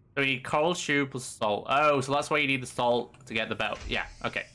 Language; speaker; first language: English; native; English